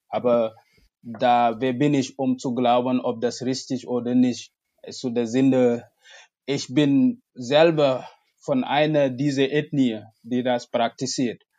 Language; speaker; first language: German; non-native, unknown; Wolof